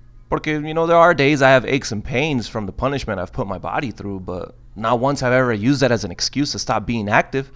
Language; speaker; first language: English; early bilingual, other home language; Spanish